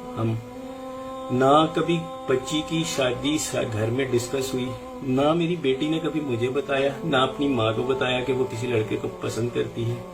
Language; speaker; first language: Urdu; native; Urdu